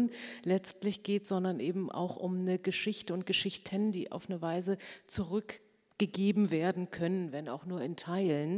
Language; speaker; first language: German; native; German